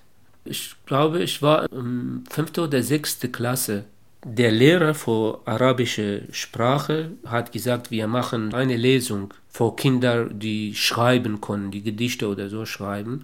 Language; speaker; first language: German; non-native, local second language; Kurdish